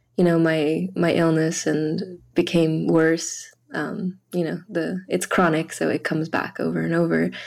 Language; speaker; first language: English; early bilingual, other home language; French